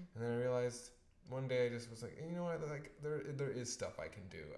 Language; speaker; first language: English; native; English